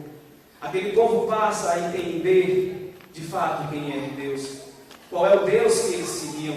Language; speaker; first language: Portuguese; native; Portuguese